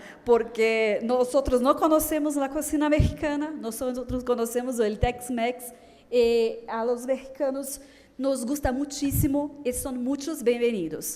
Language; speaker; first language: Spanish; non-native, fluent; Portuguese